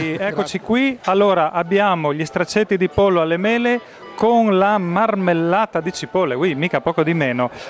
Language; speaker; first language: Italian; native; Italian